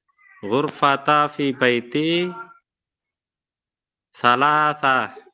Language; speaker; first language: Arabic; non-native, learner; Indonesian